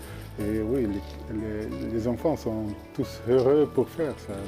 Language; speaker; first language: French; non-native, learner; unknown